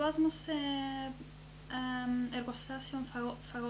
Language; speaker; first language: Greek; early bilingual, heritage; Greek